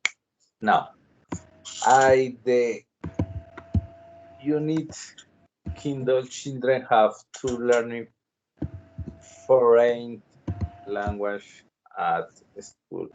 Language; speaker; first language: English; non-native, learner; Spanish